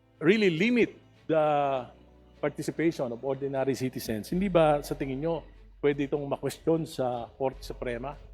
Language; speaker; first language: Filipino; native; Filipino